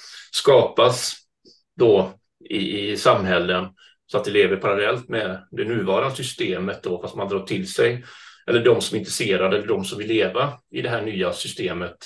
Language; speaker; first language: Swedish; native; Swedish